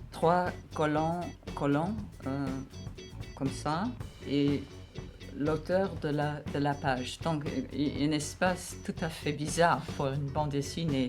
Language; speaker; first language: French; non-native, fluent; English